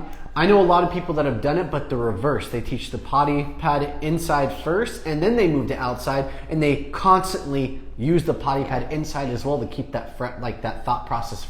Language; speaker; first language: English; native; English